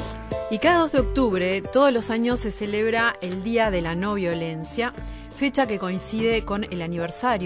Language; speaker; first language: Spanish; native; Spanish